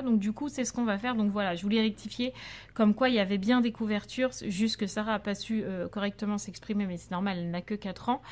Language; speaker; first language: French; native; French